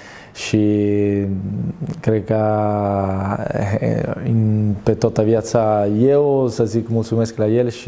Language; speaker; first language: Romanian; non-native, fluent; Italian